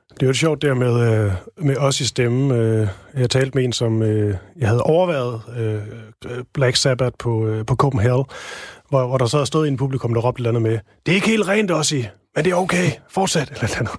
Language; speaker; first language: Danish; native; Danish